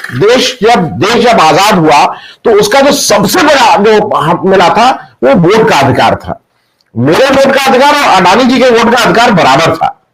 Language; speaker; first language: Hindi; native; Hindi